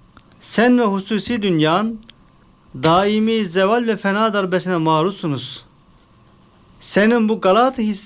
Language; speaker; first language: Turkish; native; Turkish